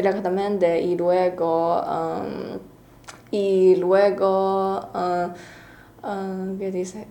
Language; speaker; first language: Spanish; non-native, learner; Chinese